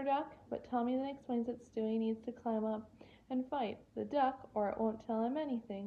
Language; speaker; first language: English; native; English